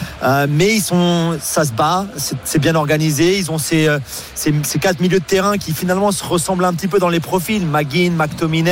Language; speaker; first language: French; non-native, fluent; English